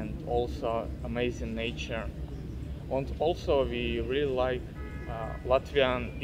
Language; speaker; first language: English; non-native, learner; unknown